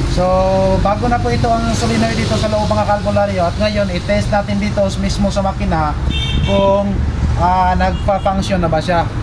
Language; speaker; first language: Filipino; native; Filipino